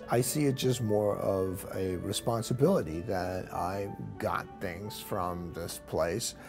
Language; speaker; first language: English; native; English